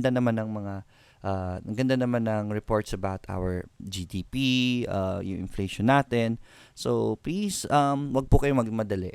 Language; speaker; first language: Filipino; native; Filipino